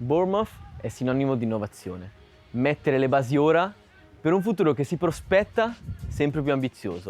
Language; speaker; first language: Italian; native; Italian